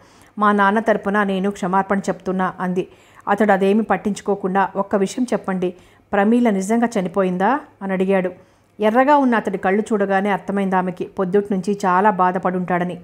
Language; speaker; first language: Telugu; native; Telugu